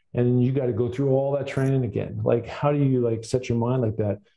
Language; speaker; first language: English; native; English